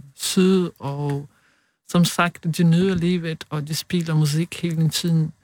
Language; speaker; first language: Danish; non-native, fluent; Portuguese